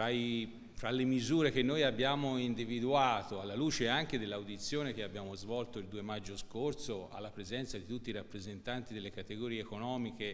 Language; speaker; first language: Italian; native; Italian